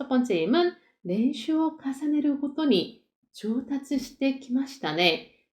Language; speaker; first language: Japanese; non-native, fluent; Korean